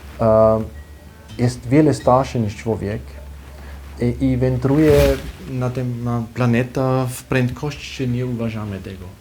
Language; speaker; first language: Polish; non-native, fluent; German